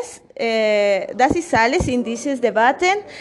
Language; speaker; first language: German; non-native, learner; Spanish